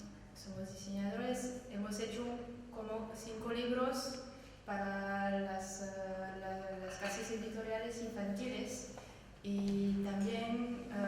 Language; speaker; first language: Spanish; non-native, learner; French